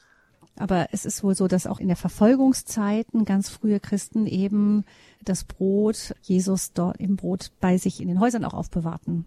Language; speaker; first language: German; native; German